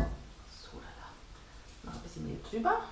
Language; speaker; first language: German; native; German